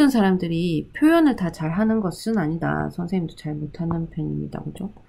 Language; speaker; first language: Korean; native; Korean